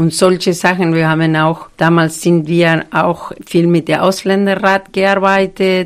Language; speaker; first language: German; non-native, fluent; Spanish